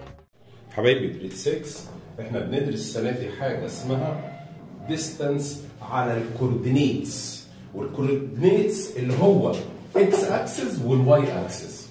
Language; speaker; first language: Arabic; native; Arabic